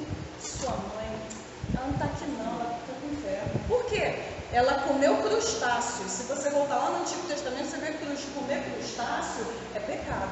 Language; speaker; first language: Portuguese; native; Portuguese